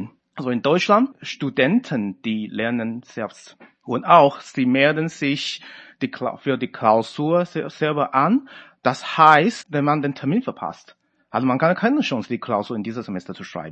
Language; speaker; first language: German; non-native, fluent; Chinese